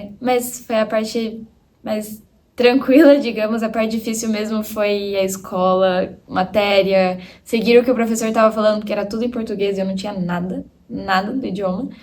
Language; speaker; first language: Portuguese; early bilingual, other home language; Spanish